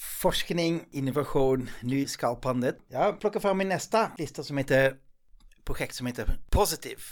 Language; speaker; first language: Swedish; non-native, fluent; Dutch